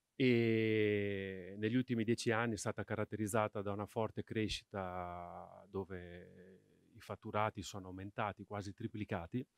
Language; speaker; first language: Italian; native; Italian